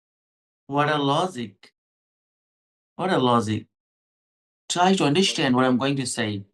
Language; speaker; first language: English; non-native, local second language; Hindi